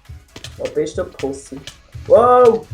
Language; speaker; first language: German; native; German